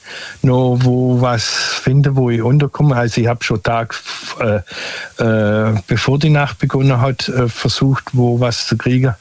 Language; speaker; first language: German; native; German